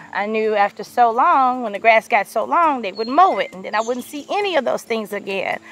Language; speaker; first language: English; native; English